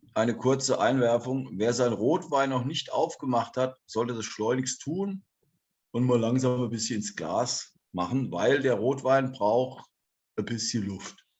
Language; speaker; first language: German; native; German